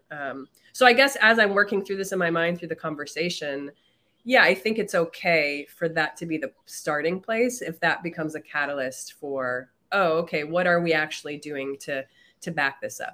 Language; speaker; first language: English; native; English